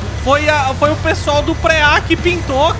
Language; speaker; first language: Portuguese; native; Portuguese